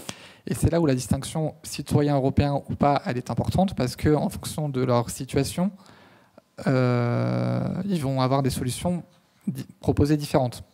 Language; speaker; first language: French; native; French